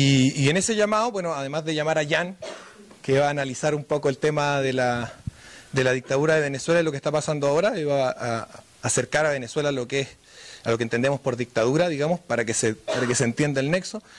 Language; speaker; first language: Spanish; native; Spanish